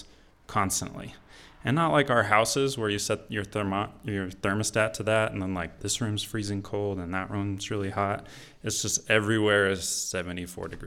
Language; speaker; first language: English; native; English